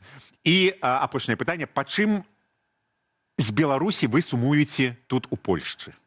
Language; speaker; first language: Belarusian; native; Belarusian